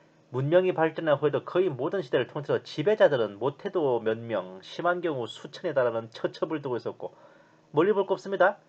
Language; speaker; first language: Korean; native; Korean